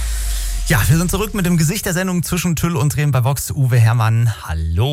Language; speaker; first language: German; native; German